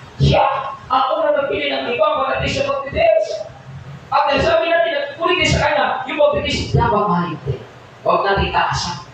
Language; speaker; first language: Filipino; non-native, local second language; Cebuano